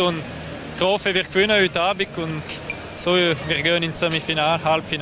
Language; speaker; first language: German; non-native, learner; French